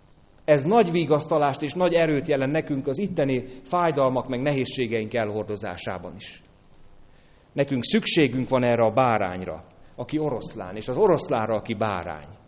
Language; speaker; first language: Hungarian; native; Hungarian